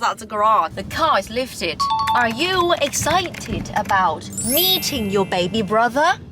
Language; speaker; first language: English; non-native, fluent; Thai